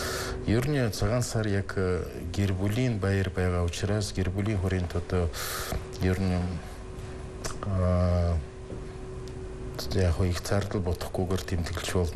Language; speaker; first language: Mongolian; non-native, fluent; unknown